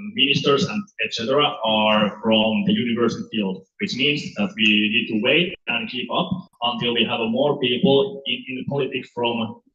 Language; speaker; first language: English; non-native, fluent; Finnish